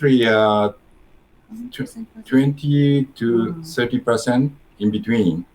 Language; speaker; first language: English; non-native, learner; Japanese